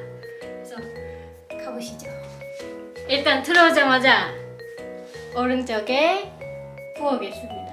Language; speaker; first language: Korean; non-native, fluent; Turkish